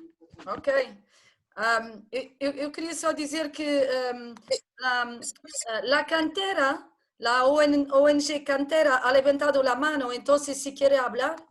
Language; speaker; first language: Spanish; non-native, fluent; Portuguese